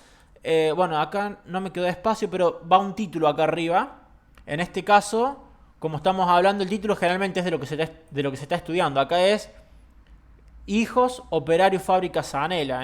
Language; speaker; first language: Spanish; native; Spanish